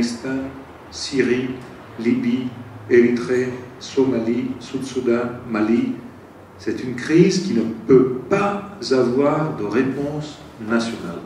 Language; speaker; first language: French; non-native, fluent; Italian